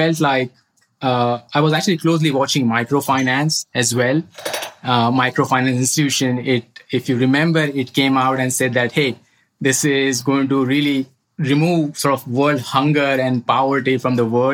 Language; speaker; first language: English; non-native, local second language; Hindi